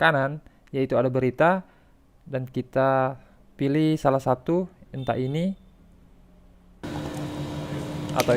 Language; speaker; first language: Indonesian; native; Indonesian